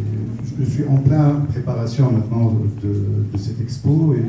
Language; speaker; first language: French; non-native, local second language; Arabic